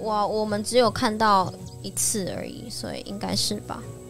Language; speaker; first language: Chinese; native; Chinese